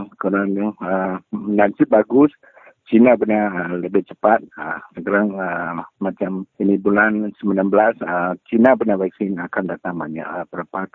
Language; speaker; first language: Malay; non-native, local second language; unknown